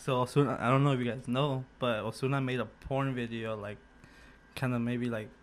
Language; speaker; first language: English; early bilingual, other home language; Spanish